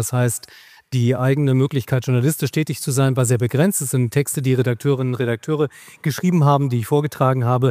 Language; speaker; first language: German; native; German